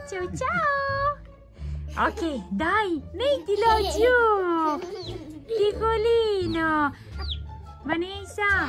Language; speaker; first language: Italian; non-native, fluent; Romanian